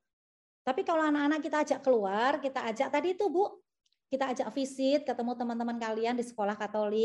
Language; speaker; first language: Indonesian; native; Indonesian